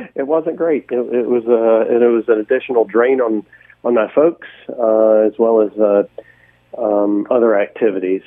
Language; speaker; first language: English; native; English